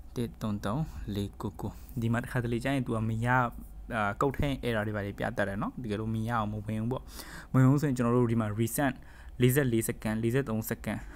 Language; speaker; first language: Burmese; native; Burmese